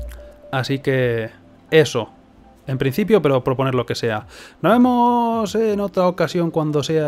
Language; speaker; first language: Spanish; native; Spanish